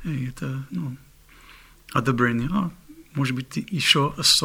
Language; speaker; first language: Russian; non-native, fluent; English